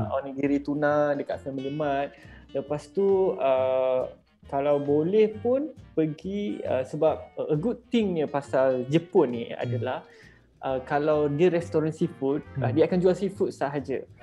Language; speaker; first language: Malay; native; Malay